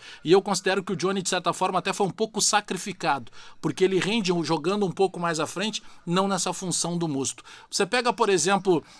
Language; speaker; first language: Portuguese; native; Portuguese